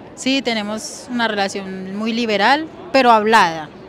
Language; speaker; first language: Spanish; native; Spanish